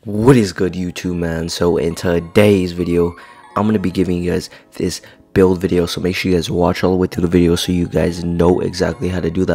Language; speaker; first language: English; native; English